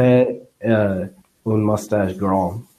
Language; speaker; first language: French; non-native, learner; English